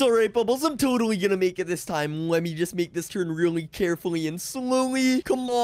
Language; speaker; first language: English; native; English